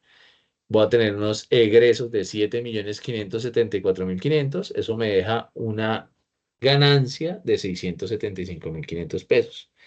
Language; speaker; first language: Spanish; native; Spanish